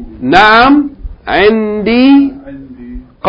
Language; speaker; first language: Arabic; non-native, fluent; English